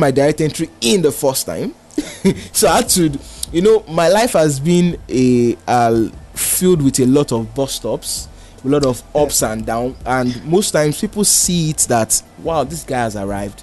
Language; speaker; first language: English; non-native, local second language; Yoruba